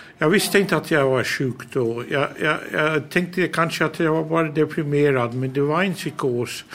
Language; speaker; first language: Swedish; early bilingual, heritage; Swedish